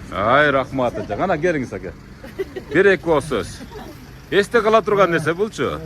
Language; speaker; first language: Kyrgyz; native; Kyrgyz